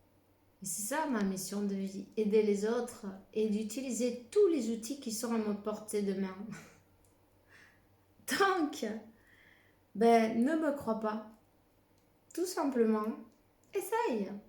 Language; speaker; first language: French; non-native, fluent; Spanish